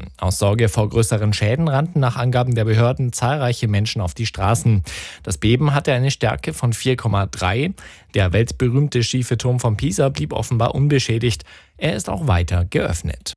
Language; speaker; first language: German; native; German